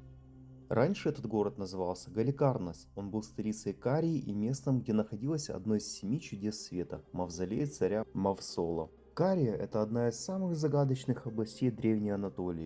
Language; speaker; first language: Russian; native; Russian